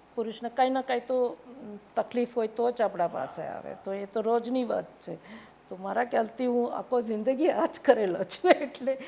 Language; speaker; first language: Gujarati; non-native, local second language; Tamil